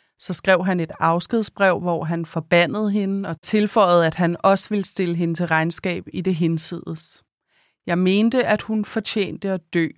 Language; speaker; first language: Danish; native; Danish